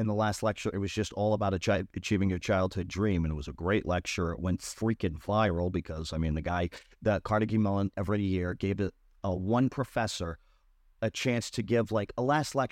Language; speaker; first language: English; native; English